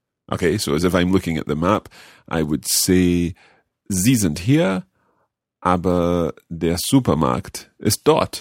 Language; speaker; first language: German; non-native, learner; English